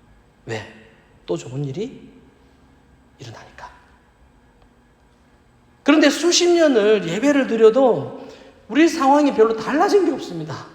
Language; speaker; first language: Korean; native; Korean